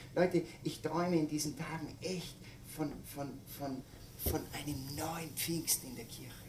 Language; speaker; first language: German; native; German